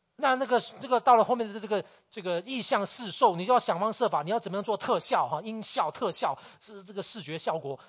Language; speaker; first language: Chinese; native; Chinese